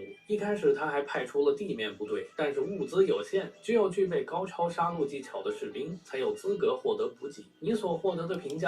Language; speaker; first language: Chinese; native; Chinese